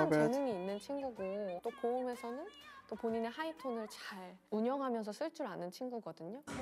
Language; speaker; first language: Korean; native; Korean